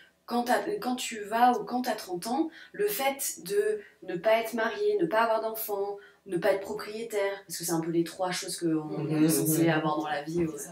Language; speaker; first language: French; native; French